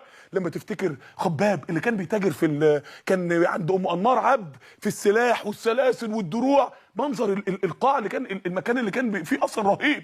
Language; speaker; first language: Arabic; native; Arabic